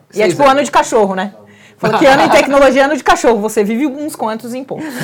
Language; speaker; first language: Portuguese; native; Portuguese